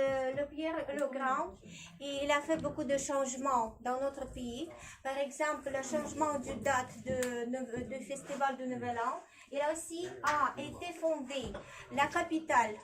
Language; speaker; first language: French; non-native, learner; Russian